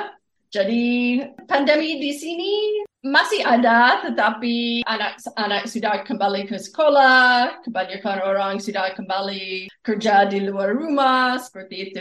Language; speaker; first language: Indonesian; non-native, fluent; English